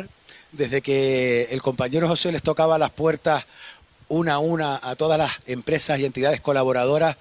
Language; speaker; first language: Spanish; native; Spanish